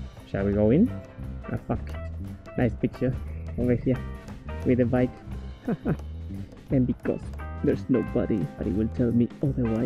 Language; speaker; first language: English; non-native, fluent; Spanish